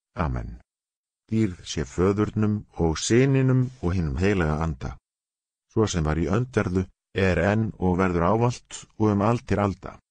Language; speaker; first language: Icelandic; non-native, learner; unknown